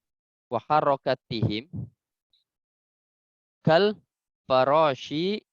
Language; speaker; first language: Arabic; non-native, learner; Indonesian